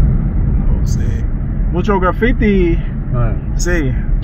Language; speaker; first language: Spanish; non-native, learner; English